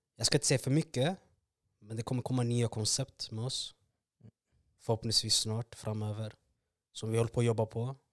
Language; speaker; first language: Swedish; early bilingual, other home language; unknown